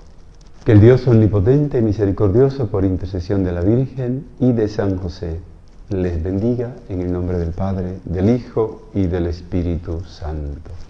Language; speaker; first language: Spanish; native; Spanish